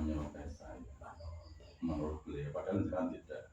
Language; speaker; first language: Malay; non-native, local second language; Javanese